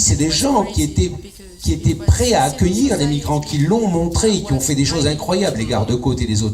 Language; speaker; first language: French; native; French